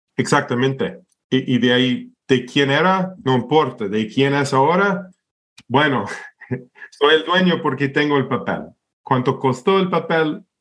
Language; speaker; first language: Spanish; non-native, fluent; English